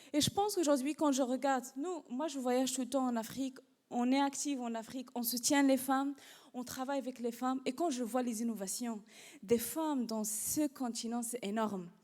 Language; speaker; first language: French; non-native, local second language; Arabic